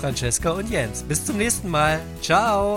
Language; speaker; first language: German; native; German